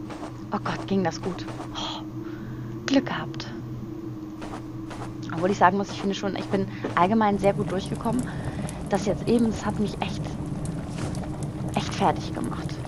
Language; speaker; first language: German; native; German